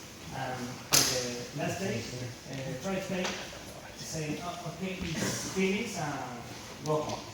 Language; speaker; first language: English; non-native, learner; Spanish